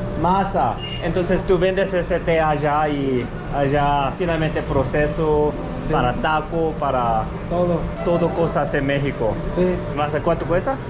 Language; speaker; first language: Spanish; non-native, learner; Korean